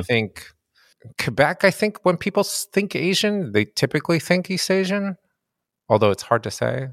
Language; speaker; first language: English; early bilingual, other home language; Japanese